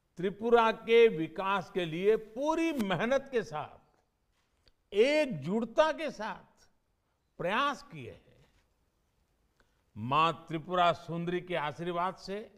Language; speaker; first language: Hindi; non-native, local second language; Gujarati